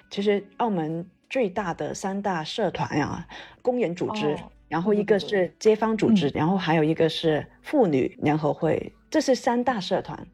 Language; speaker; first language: Chinese; non-native, local second language; Cantonese